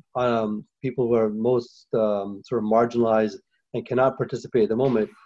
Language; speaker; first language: English; early bilingual, other home language; Hindi